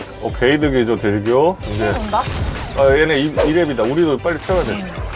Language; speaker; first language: Korean; native; Korean